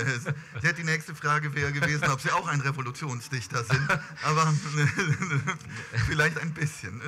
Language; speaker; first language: German; native; German